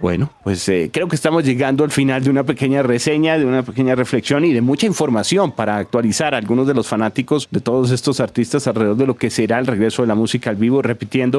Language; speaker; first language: Spanish; native; Spanish